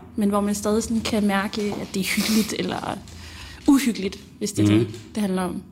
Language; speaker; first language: Danish; early bilingual, other home language; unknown